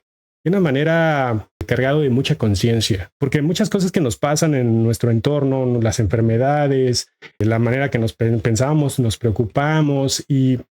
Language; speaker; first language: Spanish; native; Spanish